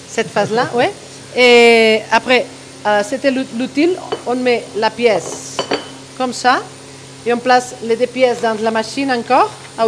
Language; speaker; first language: French; non-native, fluent; Spanish